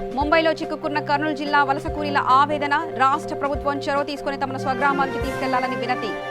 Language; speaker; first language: Telugu; native; Telugu